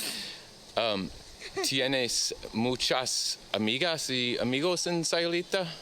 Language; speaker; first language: Spanish; non-native, learner; English